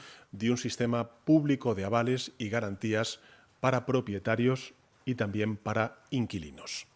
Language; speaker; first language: Spanish; native; Spanish